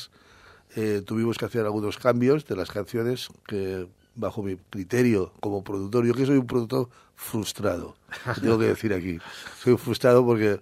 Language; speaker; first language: Spanish; native; Spanish